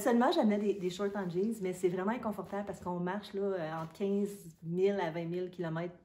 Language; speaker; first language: French; native; French